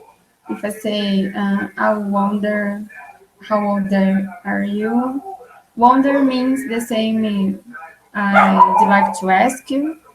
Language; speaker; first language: English; non-native, learner; Portuguese